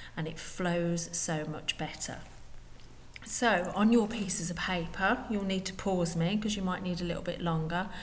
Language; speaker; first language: English; native; English